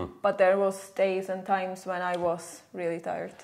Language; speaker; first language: English; non-native, fluent; Czech